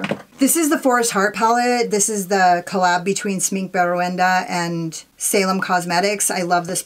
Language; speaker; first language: English; native; English